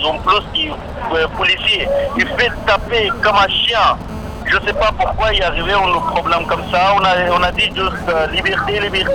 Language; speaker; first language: French; non-native, learner; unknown